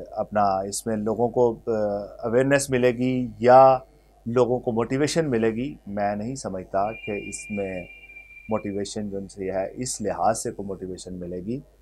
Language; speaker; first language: Urdu; native; Urdu